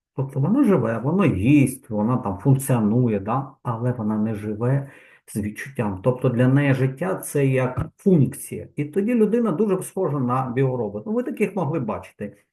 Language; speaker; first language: Ukrainian; non-native, local second language; Russian